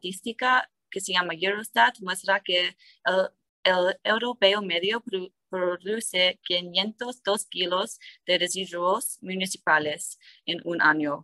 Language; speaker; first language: Spanish; non-native, learner; English